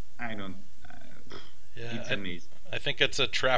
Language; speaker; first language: English; non-native, learner; Portuguese